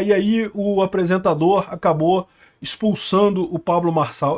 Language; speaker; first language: Portuguese; native; Portuguese